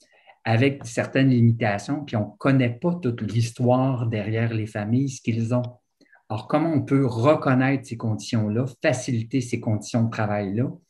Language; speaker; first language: French; native; French